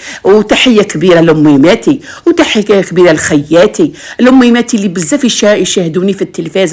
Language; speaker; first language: Arabic; native; Arabic